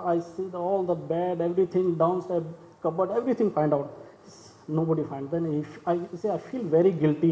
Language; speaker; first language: English; non-native, learner; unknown